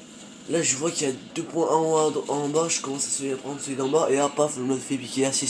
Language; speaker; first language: French; native; French